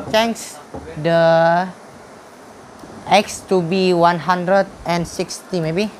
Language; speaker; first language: English; non-native, learner; Indonesian